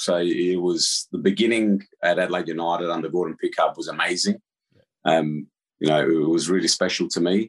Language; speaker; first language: English; native; English